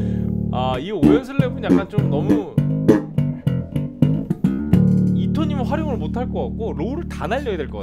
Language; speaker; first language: Korean; native; Korean